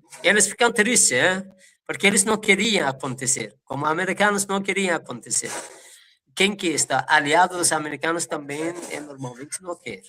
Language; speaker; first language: Portuguese; non-native, fluent; Persian